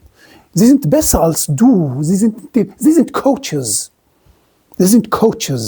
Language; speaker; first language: German; non-native, fluent; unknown